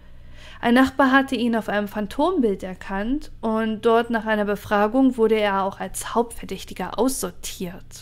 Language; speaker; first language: German; native; German